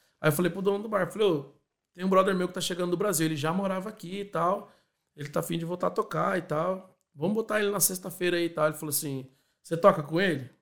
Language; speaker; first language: Portuguese; native; Portuguese